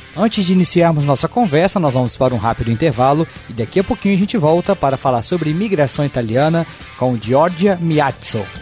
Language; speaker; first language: Portuguese; native; Portuguese